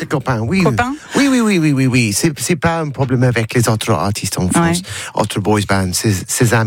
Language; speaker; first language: French; non-native, learner; English